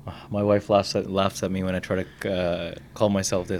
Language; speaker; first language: English; early bilingual, other home language; Punjabi